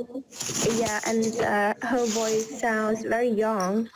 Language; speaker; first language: English; non-native, learner; Vietnamese